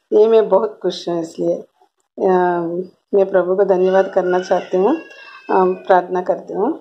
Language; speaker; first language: Hindi; non-native, local second language; Telugu